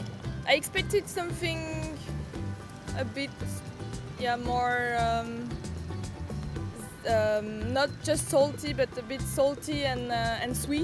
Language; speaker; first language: English; non-native, fluent; French